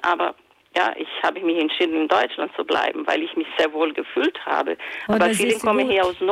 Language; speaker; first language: German; non-native, fluent; Portuguese